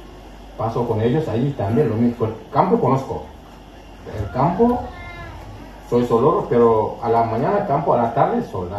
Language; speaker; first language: Spanish; non-native, learner; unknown